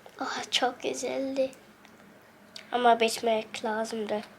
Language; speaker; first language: Turkish; early bilingual, heritage; Turkish